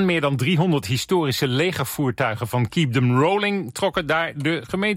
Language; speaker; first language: Dutch; native; Dutch